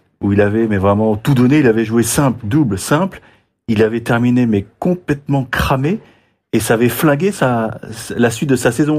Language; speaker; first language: French; native; French